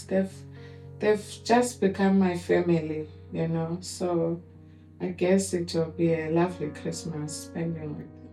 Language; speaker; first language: English; non-native, local second language; Shona